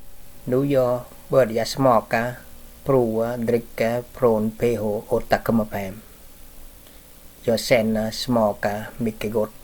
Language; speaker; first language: Swedish; non-native, learner; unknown